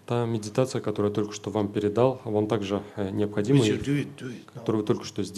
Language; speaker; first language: Russian; native; Russian